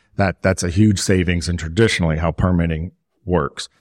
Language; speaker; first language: English; native; English